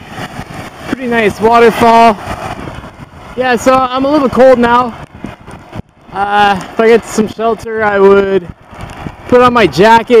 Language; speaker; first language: English; native; English